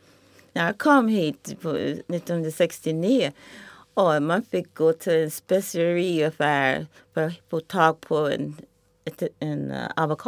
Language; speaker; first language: Swedish; non-native, fluent; English